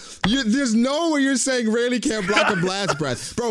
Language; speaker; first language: English; native; English